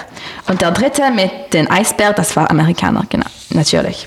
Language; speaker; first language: German; non-native, learner; French